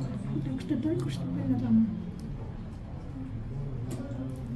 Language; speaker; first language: Russian; non-native, fluent; Estonian